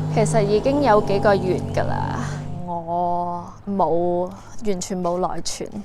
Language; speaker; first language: Cantonese; early bilingual, heritage; Cantonese